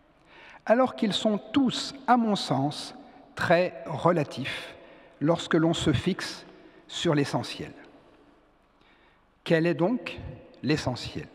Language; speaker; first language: French; native; French